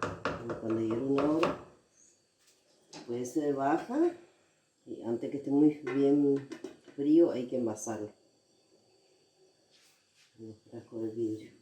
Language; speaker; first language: Spanish; native; Spanish